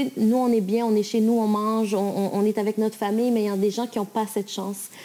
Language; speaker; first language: French; native; French